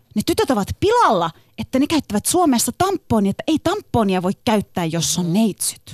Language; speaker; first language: Finnish; early bilingual, other home language; Turkish